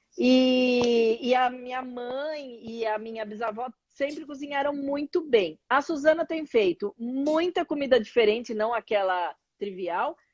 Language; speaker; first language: Portuguese; native; Portuguese